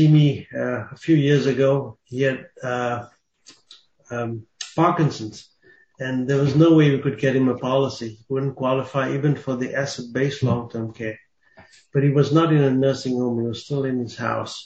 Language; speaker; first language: English; native; English